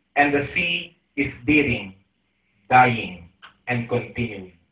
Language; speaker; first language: English; non-native, local second language; Filipino